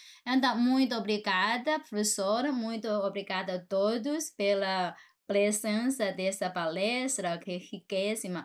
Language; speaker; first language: Portuguese; non-native, fluent; Chinese